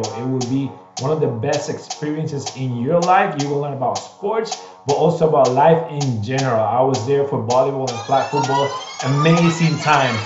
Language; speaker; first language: English; non-native, local second language; Spanish